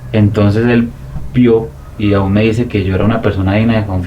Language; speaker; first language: Spanish; native; Spanish